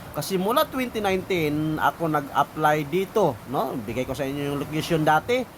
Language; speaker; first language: Filipino; non-native, local second language; Cebuano